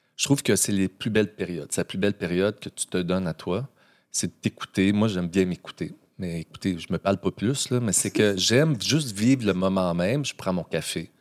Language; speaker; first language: French; native; French